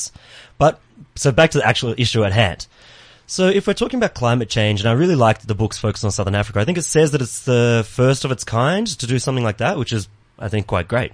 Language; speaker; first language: English; native; English